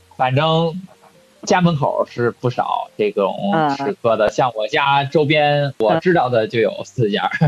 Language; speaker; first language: Chinese; native; Chinese